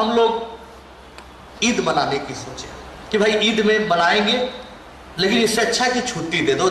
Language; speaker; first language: Hindi; native; Hindi